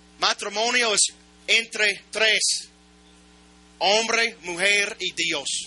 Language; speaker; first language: Spanish; non-native, learner; English